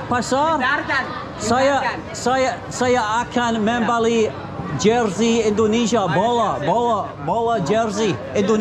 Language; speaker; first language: Indonesian; non-native, learner; English